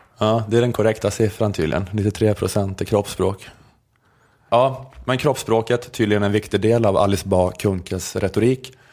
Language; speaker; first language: Swedish; native; Swedish